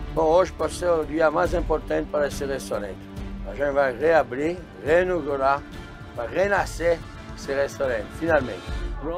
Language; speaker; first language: Portuguese; non-native, fluent; French